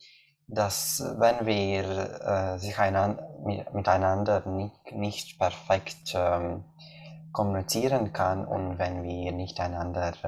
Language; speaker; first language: German; non-native, learner; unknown